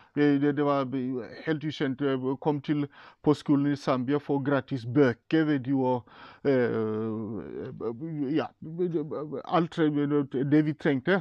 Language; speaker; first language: Norwegian; non-native, fluent; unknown